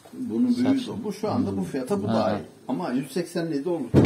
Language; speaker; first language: Turkish; native; Turkish